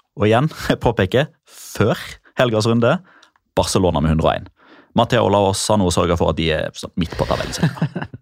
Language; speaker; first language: Norwegian; native; Norwegian